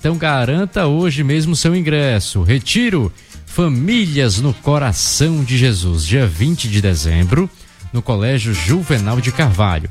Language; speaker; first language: Portuguese; native; Portuguese